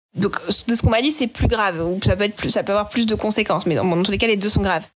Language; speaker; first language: French; native; French